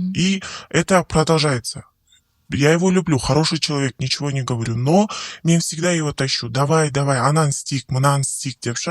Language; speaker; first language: Russian; non-native, local second language; Kazakh